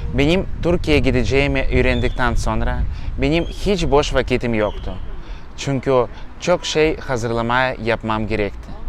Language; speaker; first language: Turkish; non-native, learner; Russian